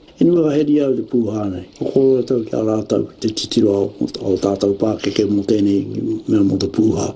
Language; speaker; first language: Māori; native; Māori